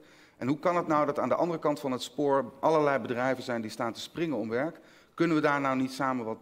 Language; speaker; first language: Dutch; native; Dutch